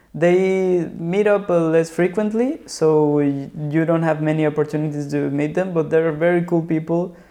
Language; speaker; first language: English; non-native, fluent; Spanish